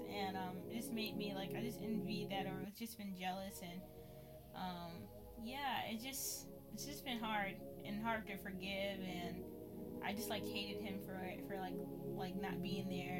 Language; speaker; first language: English; native; English